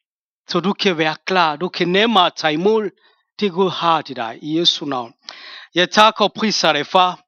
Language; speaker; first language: Danish; non-native, fluent; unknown